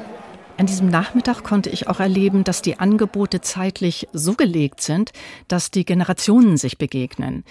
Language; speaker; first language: German; native; German